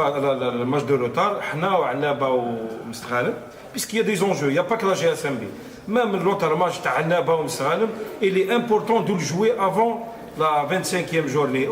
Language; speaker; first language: French; non-native, local second language; Arabic